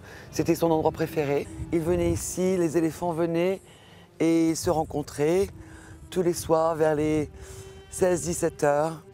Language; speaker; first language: French; native; French